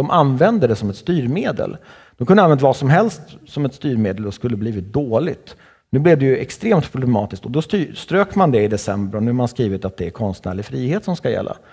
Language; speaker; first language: Swedish; early bilingual, other home language; Czech